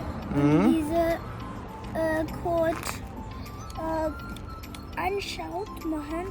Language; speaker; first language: German; non-native, learner; Marathi